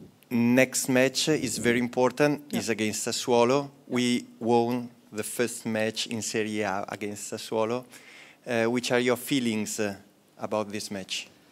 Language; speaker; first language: English; non-native, learner; Italian